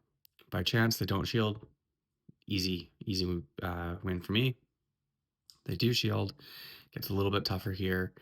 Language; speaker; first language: English; native; English